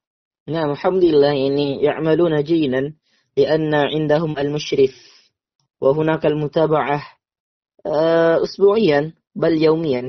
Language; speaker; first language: Arabic; non-native, learner; Indonesian